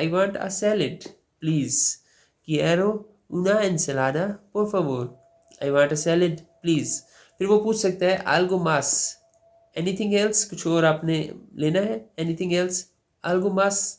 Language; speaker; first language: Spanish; non-native, learner; Urdu